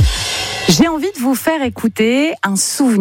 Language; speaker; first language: French; native; French